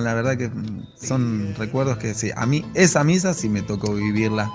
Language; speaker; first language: Spanish; native; Spanish